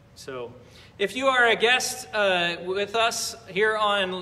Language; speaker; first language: English; native; English